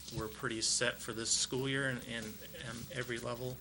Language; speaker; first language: English; native; English